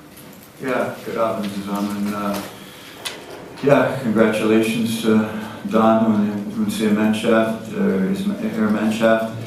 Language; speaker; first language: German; non-native, learner; English